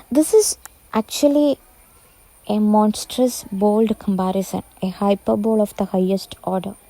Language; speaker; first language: English; non-native, local second language; Malayalam